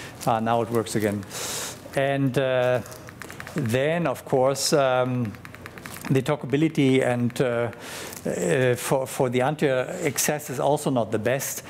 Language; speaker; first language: English; non-native, fluent; German